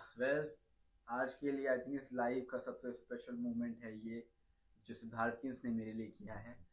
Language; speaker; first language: Hindi; native; Hindi